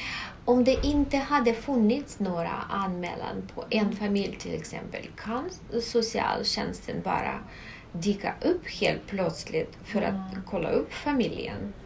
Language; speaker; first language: Swedish; non-native, fluent; Russian